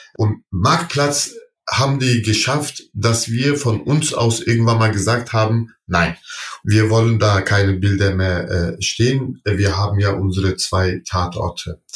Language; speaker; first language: German; early bilingual, other home language; Turkish